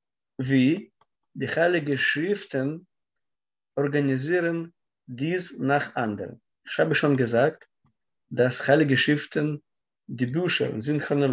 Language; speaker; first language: German; non-native, fluent; Russian